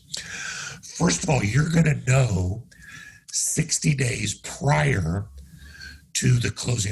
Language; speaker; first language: English; native; English